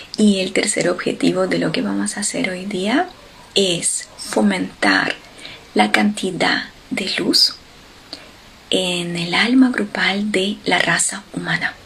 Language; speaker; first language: Spanish; non-native, fluent; Ukrainian